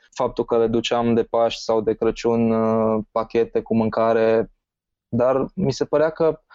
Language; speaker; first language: Romanian; native; Romanian